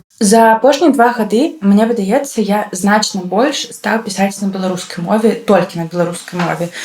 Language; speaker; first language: Belarusian; non-native, local second language; Russian